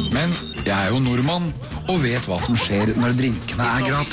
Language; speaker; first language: Norwegian; native; Norwegian